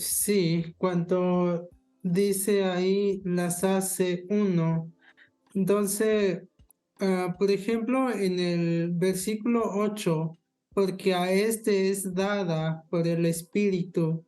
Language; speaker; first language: Spanish; non-native, local second language; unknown